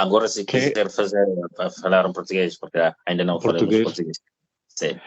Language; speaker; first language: Portuguese; non-native, fluent; English